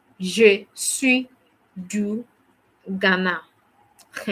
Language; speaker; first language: French; non-native, fluent; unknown